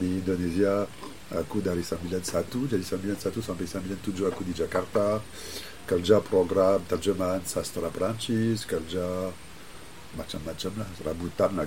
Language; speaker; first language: Indonesian; non-native, fluent; French